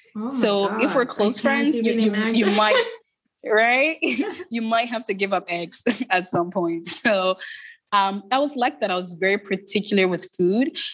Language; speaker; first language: English; early bilingual, other home language; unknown